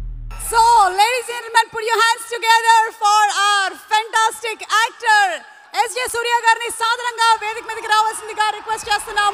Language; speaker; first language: Telugu; native; Telugu